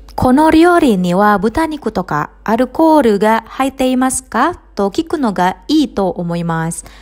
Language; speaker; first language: Japanese; non-native, fluent; Indonesian